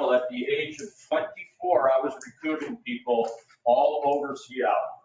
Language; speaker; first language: English; native; English